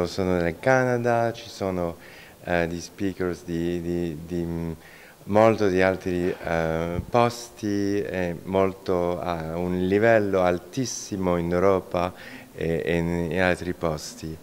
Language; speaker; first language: Italian; non-native, learner; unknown